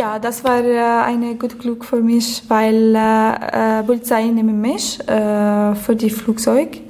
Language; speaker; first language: German; non-native, learner; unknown